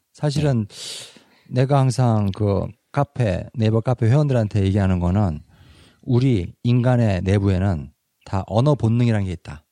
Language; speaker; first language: Korean; native; Korean